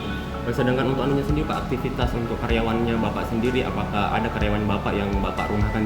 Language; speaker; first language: Indonesian; native; Indonesian